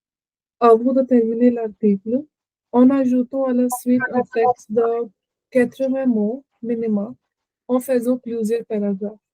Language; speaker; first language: French; non-native, learner; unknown